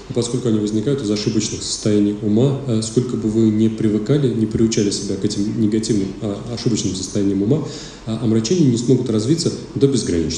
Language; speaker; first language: Russian; native; Russian